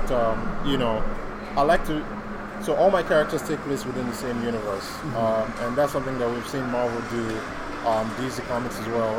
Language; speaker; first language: English; non-native, local second language; Yoruba